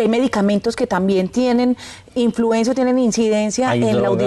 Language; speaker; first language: Spanish; native; Spanish